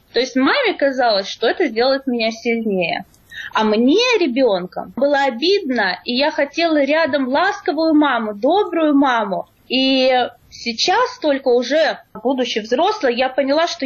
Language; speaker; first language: Russian; native; Russian